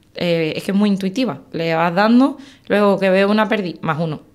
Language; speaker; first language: Spanish; native; Spanish